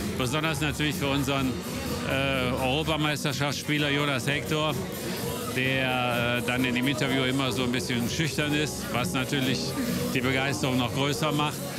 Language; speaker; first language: German; native; German